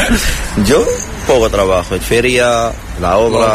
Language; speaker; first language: Spanish; non-native, learner; Arabic